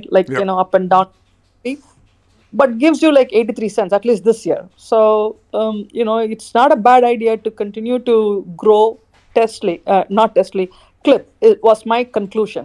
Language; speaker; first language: English; non-native, fluent; Khmer